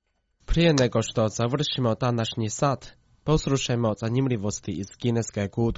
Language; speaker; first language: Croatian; non-native, fluent; Chinese